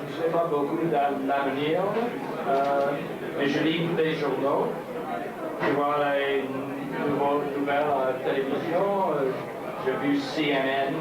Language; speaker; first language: French; non-native, learner; English